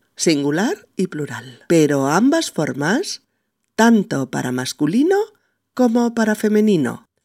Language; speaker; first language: Spanish; native; Spanish